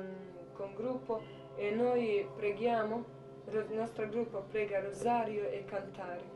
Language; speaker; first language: Italian; non-native, learner; Croatian